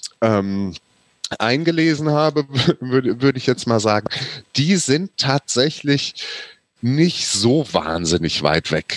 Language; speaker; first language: German; native; German